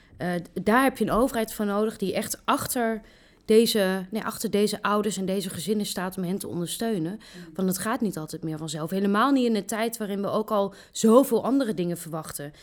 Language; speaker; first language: Dutch; native; Dutch